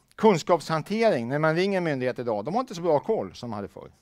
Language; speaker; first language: Swedish; native; Swedish